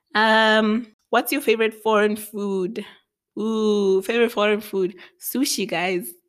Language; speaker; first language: English; non-native, local second language; Venda